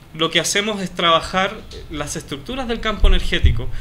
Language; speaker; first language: Spanish; native; Spanish